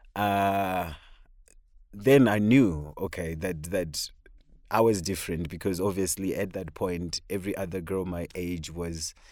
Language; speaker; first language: English; non-native, local second language; Shona